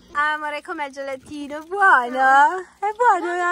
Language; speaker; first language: Italian; native; Italian